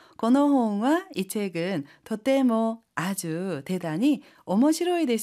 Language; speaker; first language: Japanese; non-native, fluent; Korean